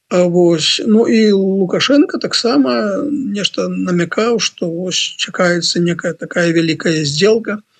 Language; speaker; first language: Belarusian; non-native, local second language; Russian